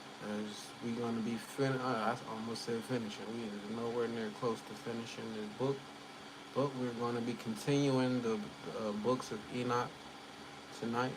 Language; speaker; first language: English; native; English